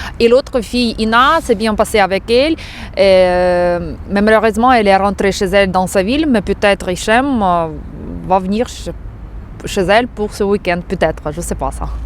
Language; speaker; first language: French; non-native, fluent; Ukrainian